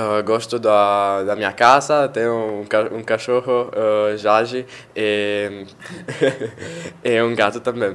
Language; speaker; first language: Portuguese; non-native, learner; Italian